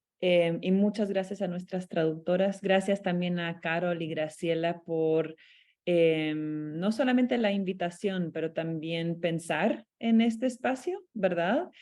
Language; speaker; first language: Spanish; non-native, fluent; Romanian